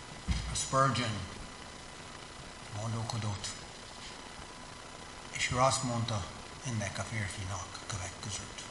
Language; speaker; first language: Hungarian; non-native, fluent; English